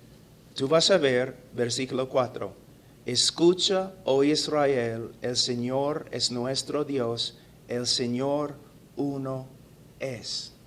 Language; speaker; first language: Spanish; non-native, fluent; English